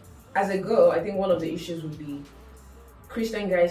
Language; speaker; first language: English; non-native, local second language; Yoruba